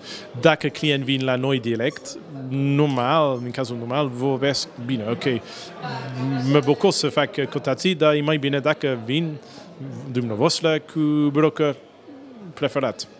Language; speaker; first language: Romanian; non-native, learner; English